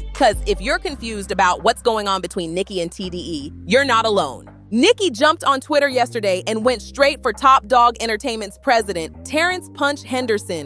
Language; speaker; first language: English; native; English